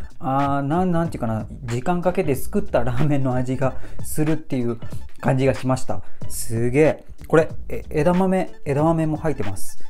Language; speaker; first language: Japanese; non-native, fluent; Malay